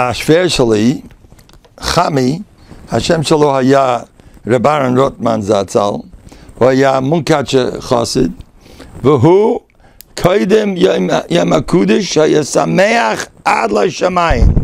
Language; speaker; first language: Hebrew; non-native, fluent; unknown